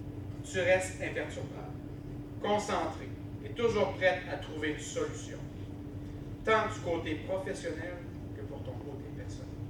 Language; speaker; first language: French; native; French